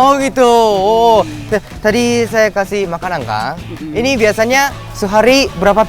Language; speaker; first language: Indonesian; non-native, learner; Japanese